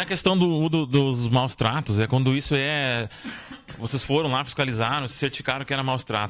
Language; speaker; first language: Portuguese; native; Portuguese